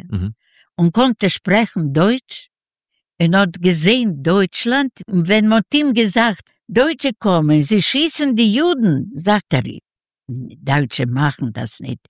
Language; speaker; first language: German; non-native, learner; Yiddish